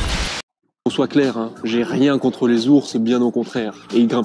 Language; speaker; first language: French; native; French